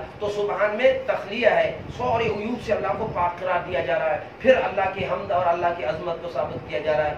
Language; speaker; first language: Urdu; non-native, local second language; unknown